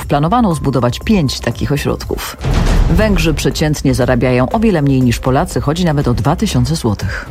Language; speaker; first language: Polish; native; Polish